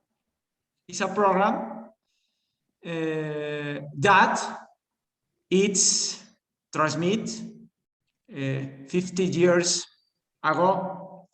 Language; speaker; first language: English; non-native, learner; Spanish